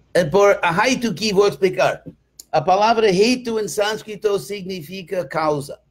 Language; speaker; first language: Portuguese; non-native, fluent; English